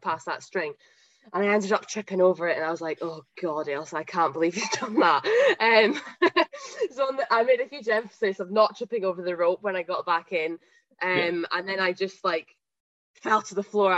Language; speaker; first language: English; native; English